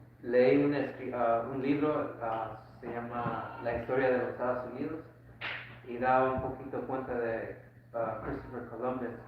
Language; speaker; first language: Spanish; early bilingual, heritage; Spanish